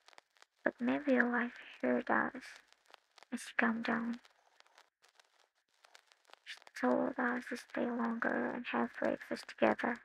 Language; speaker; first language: English; non-native, learner; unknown